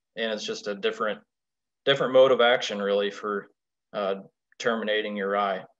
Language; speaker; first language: English; native; English